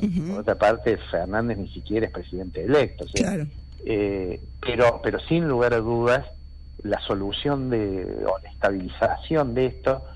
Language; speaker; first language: Spanish; native; Spanish